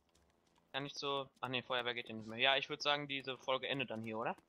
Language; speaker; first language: German; native; German